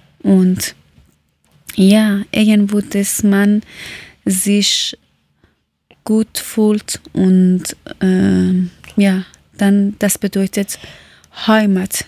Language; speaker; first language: German; non-native, learner; Persian